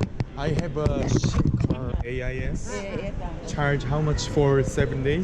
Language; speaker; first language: English; non-native, learner; Korean